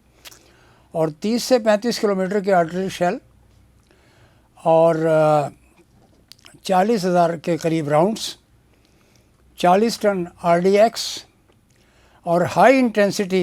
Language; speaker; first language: Urdu; native; Urdu